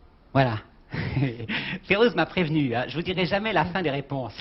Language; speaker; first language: French; native; French